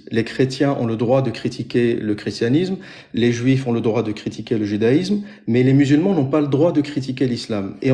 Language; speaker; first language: French; native; French